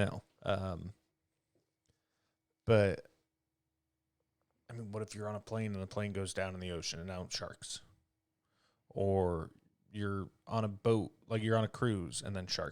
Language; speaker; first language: English; native; English